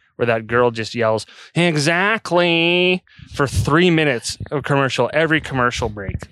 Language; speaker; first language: English; native; English